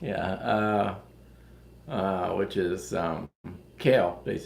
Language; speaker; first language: English; native; English